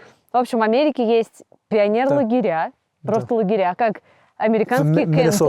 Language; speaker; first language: Russian; native; Russian